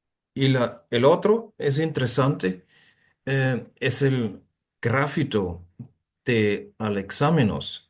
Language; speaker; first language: Spanish; non-native, fluent; German